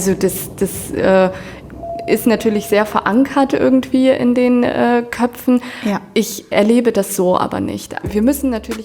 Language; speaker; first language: German; native; German